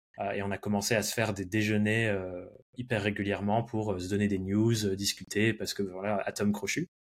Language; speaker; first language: French; early bilingual, other home language; English